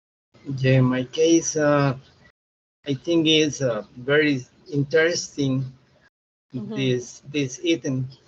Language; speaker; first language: English; non-native, learner; Spanish